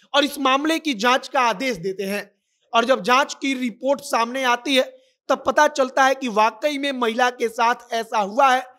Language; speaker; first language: Hindi; native; Hindi